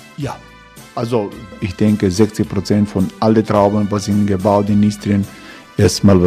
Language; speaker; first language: German; non-native, learner; Croatian